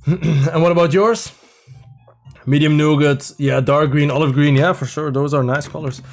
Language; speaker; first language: English; non-native, fluent; Dutch